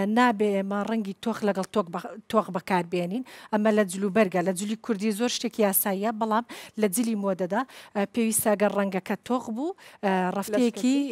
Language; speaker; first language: Central Kurdish; non-native, local second language; Kurdish